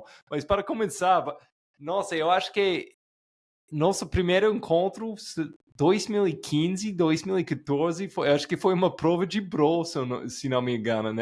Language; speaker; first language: Portuguese; non-native, fluent; English